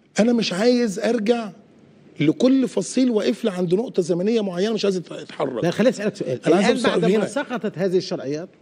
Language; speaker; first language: Arabic; native; Arabic